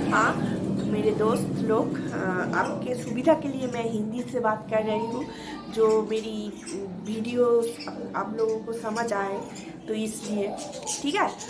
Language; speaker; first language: Hindi; non-native, local second language; Bangla